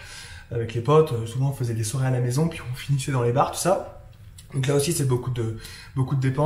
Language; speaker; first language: French; native; French